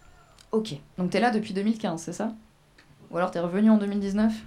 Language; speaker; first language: French; native; French